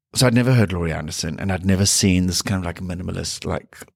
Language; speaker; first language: English; native; English